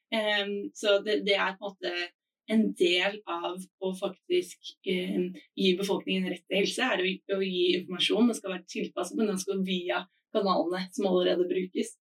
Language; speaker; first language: Norwegian; non-native, fluent; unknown